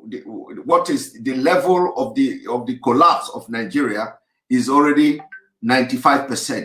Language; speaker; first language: English; non-native, local second language; Igbo